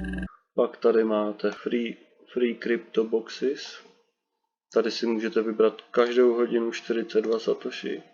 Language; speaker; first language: Czech; native; Czech